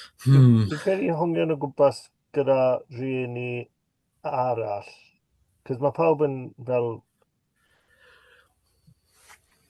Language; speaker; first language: Welsh; native; Welsh